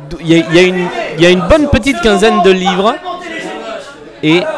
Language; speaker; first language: French; native; French